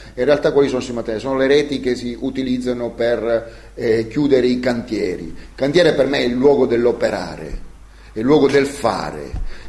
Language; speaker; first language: Italian; native; Italian